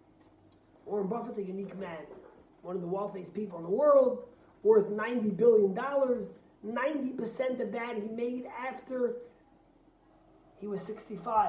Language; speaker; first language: English; native; English